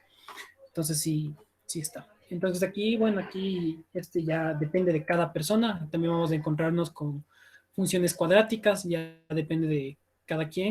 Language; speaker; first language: Spanish; native; Spanish